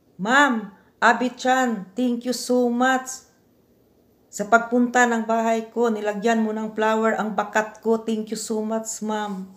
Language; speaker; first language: Filipino; non-native, local second language; Cebuano